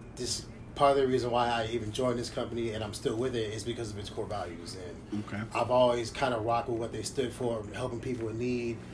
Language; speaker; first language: English; native; English